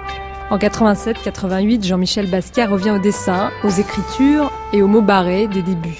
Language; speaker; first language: French; native; French